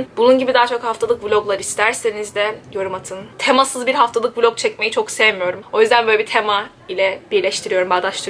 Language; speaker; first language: Turkish; native; Turkish